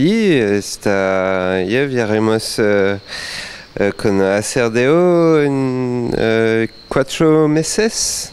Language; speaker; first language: Spanish; non-native, learner; French